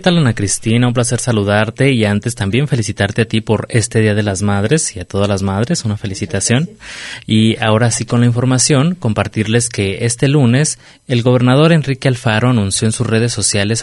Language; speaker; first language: Spanish; native; Spanish